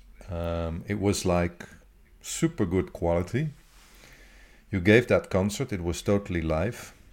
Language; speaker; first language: English; non-native, fluent; Dutch